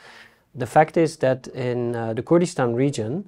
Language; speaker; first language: English; non-native, fluent; Dutch